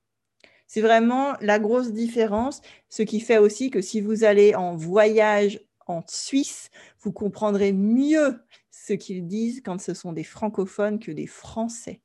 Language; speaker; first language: French; native; French